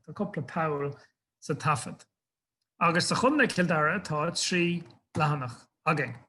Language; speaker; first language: Irish; non-native, local second language; English